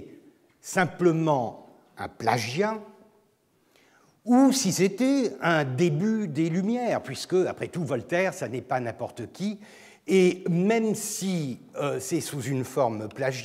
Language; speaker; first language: French; non-native, fluent; Turkish